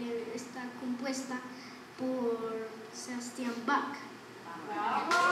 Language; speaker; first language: Spanish; early bilingual, other home language; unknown